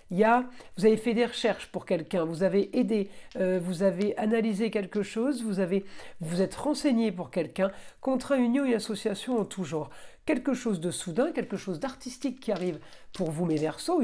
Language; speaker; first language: French; native; French